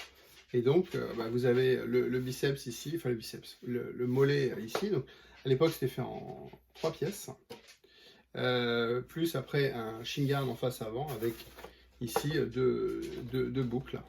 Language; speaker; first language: French; native; French